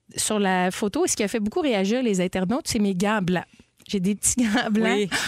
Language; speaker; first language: French; native; French